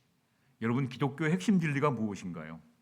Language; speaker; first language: Korean; native; Korean